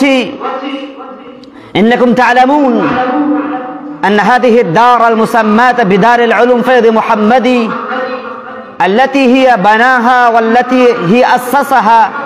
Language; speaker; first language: Arabic; non-native, fluent; Urdu